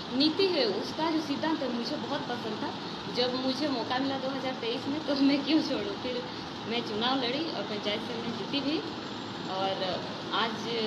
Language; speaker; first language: Hindi; non-native, local second language; Santali